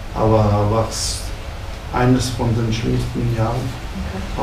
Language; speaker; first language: German; non-native, fluent; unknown